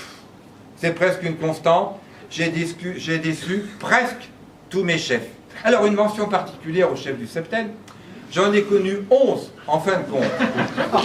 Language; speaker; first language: French; native; French